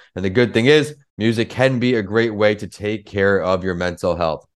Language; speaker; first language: English; native; English